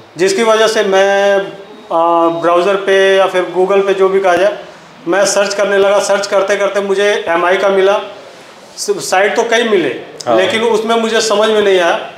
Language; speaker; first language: Hindi; native; Hindi